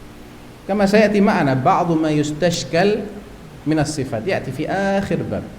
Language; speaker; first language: Arabic; non-native, fluent; Indonesian